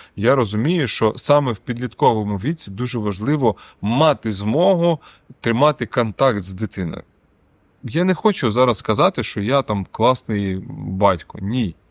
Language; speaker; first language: Ukrainian; non-native, local second language; Russian